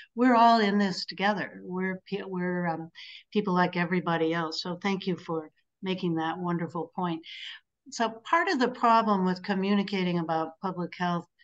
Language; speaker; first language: English; native; English